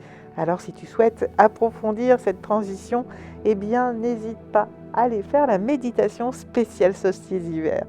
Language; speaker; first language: French; native; French